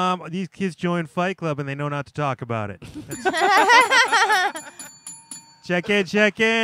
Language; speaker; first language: English; native; English